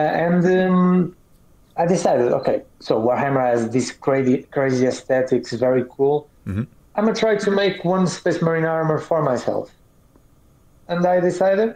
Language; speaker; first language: English; non-native, fluent; Portuguese